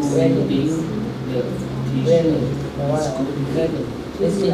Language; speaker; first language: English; non-native, learner; Thai